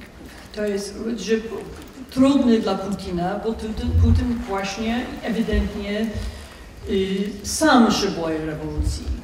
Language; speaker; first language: Polish; non-native, fluent; English